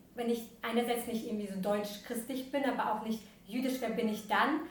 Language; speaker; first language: German; early bilingual, other home language; Russian